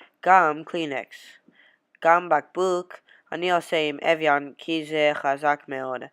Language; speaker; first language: Hebrew; non-native, learner; English